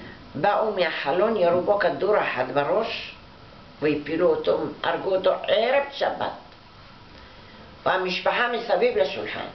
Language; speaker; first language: Hebrew; non-native, fluent; Arabic